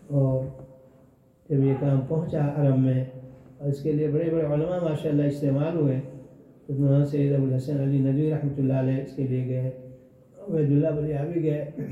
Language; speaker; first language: Urdu; native; Urdu